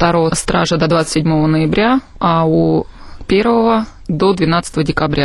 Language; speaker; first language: Russian; native; Russian